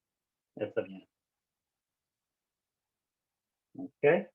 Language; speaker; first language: Spanish; non-native, learner; English